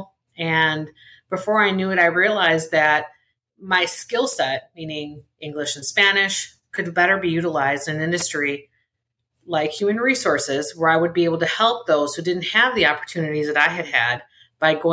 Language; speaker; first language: English; early bilingual, other home language; Spanish